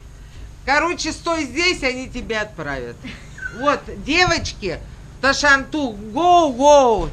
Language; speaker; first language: Russian; native; Russian